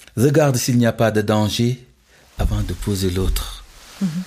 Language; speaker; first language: French; non-native, local second language; Wolof